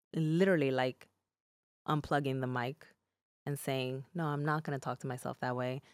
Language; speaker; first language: English; early bilingual, other home language; Spanish